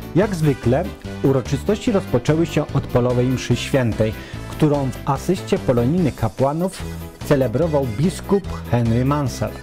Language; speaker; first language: Polish; native; Polish